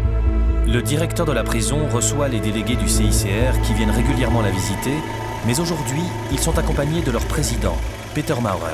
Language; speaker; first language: French; native; French